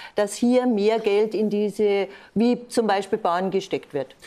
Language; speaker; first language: German; native; German